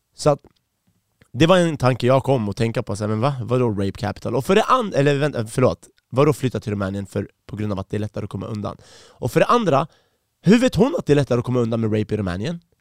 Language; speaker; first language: Swedish; early bilingual, other home language; Persian